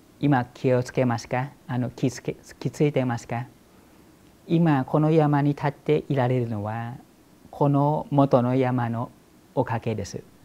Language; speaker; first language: Japanese; non-native, fluent; Thai